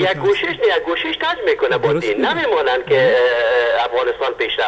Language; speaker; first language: Persian; native; Persian